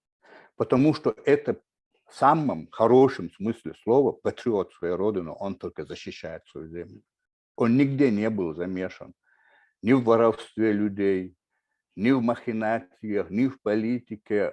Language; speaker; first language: Russian; non-native, local second language; Chechen